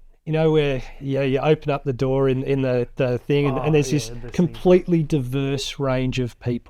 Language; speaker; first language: English; native; English